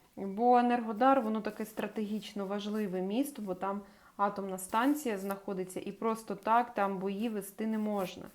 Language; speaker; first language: Ukrainian; non-native, local second language; Russian